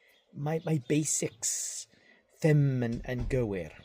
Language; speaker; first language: Welsh; non-native, learner; English